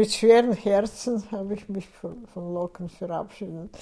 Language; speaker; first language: German; non-native, fluent; Russian